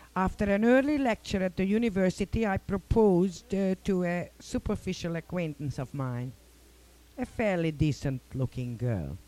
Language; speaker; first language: English; non-native, fluent; Hungarian